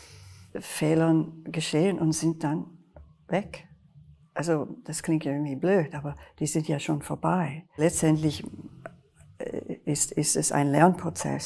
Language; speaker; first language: German; non-native, fluent; English